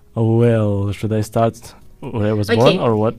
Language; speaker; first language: English; non-native, fluent; Russian